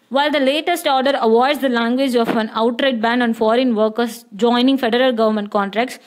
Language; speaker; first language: English; non-native, local second language; Tamil